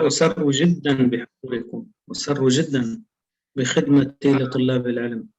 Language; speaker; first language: Arabic; native; Arabic